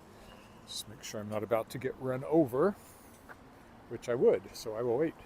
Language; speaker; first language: English; native; English